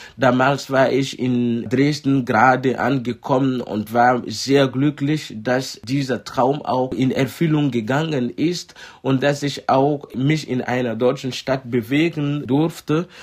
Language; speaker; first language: German; non-native, fluent; Mossi